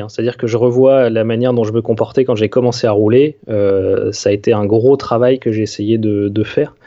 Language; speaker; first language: French; native; French